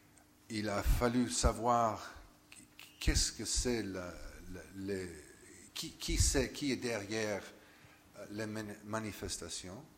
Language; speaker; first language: French; non-native, fluent; English